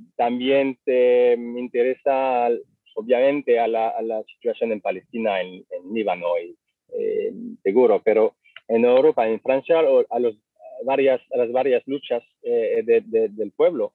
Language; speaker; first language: Spanish; non-native, fluent; French